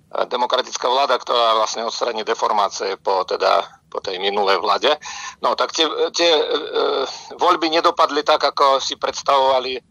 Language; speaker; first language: Slovak; non-native, fluent; Russian